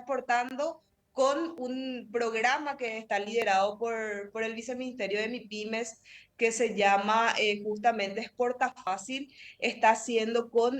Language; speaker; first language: Spanish; native; Spanish